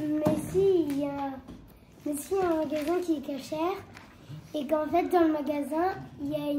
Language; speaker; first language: French; native; French